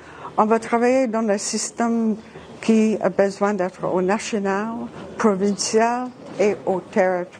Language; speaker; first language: French; non-native, fluent; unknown